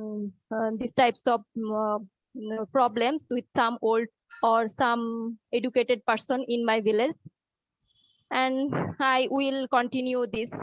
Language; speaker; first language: English; non-native, learner; Bangla